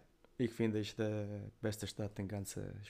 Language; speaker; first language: German; non-native, learner; Italian